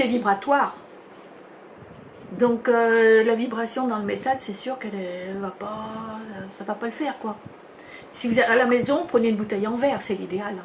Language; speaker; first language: French; native; French